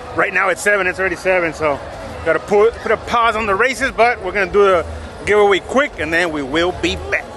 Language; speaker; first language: English; early bilingual, other home language; Spanish